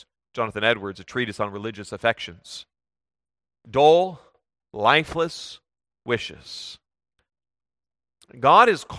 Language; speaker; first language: English; native; English